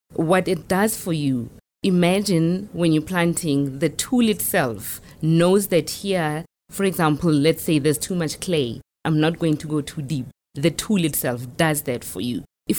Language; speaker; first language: English; non-native, local second language; Tswana